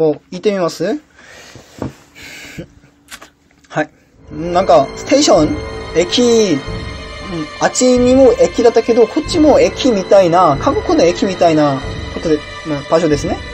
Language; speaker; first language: Japanese; non-native, learner; Korean